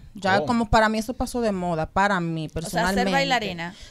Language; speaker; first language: Spanish; early bilingual, heritage; Spanish